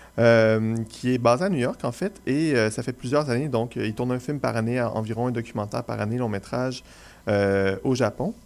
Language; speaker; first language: French; native; French